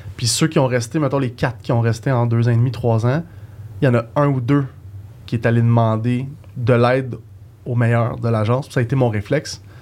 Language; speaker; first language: French; native; French